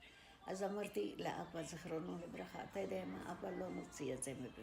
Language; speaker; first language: Hebrew; non-native, fluent; Arabic